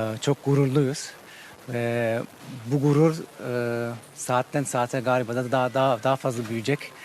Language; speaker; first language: Turkish; early bilingual, heritage; Turkish